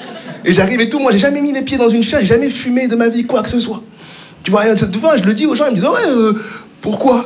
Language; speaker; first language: French; native; French